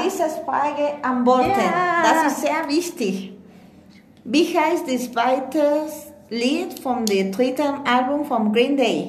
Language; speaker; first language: German; non-native, learner; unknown